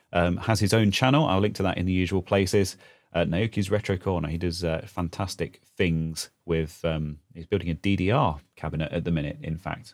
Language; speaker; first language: English; native; English